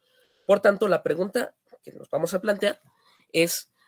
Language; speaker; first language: Spanish; native; Spanish